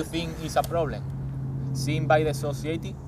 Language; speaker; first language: English; non-native, learner; Spanish